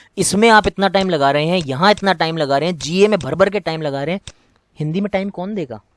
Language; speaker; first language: Hindi; native; Hindi